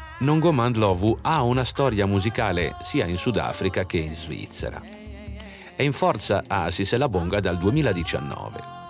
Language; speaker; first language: Italian; native; Italian